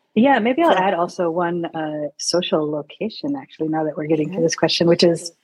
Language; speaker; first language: English; early bilingual, other home language; Sinhala